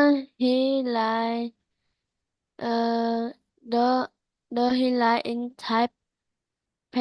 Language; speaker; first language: English; non-native, learner; Vietnamese